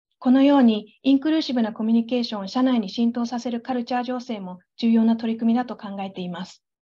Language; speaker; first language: Japanese; native; Japanese